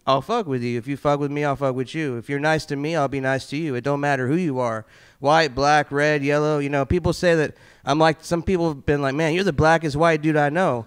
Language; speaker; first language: English; native; English